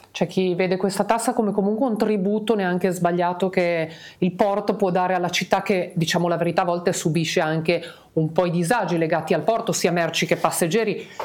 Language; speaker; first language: Italian; native; Italian